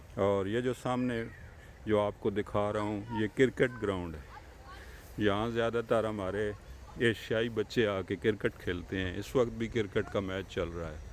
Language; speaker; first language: Urdu; non-native, local second language; Punjabi